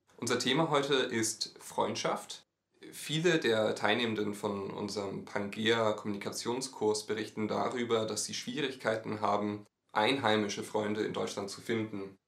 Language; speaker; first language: German; native; German